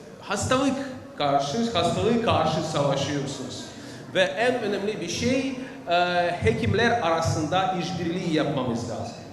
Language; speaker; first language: Turkish; non-native, learner; Russian